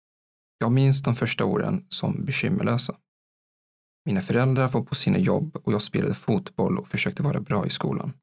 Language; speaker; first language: Swedish; non-native, fluent; Arabic